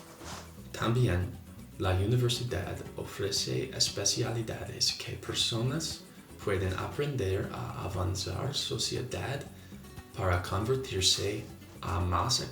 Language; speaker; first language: Spanish; non-native, learner; English